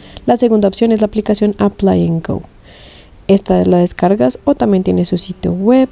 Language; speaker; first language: Spanish; native; Spanish